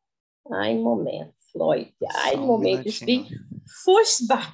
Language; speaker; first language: German; non-native, learner; Portuguese